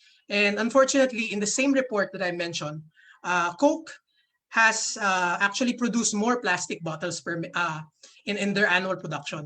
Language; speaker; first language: English; non-native, local second language; Filipino